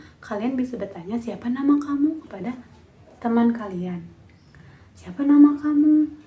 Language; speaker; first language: Indonesian; native; Indonesian